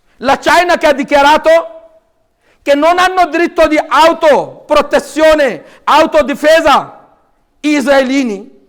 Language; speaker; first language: Italian; non-native, fluent; Urdu